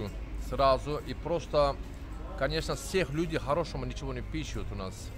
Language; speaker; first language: Russian; non-native, learner; Turkish